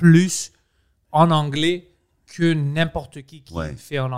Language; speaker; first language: French; non-native, local second language; English